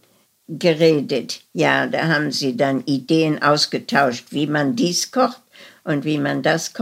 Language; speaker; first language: German; early bilingual, heritage; German